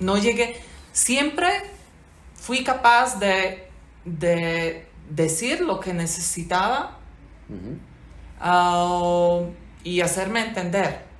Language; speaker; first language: Spanish; non-native, fluent; Slovak